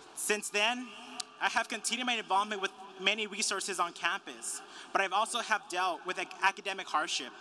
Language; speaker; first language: English; early bilingual, other home language; Spanish